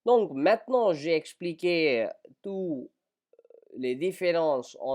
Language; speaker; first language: French; non-native, fluent; Hindi